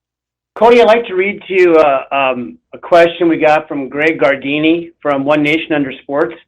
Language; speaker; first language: English; native; English